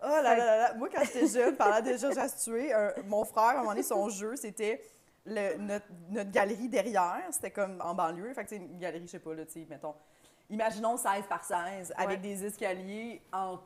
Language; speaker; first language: French; native; French